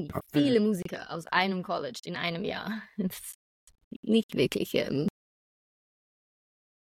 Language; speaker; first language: German; non-native, fluent; English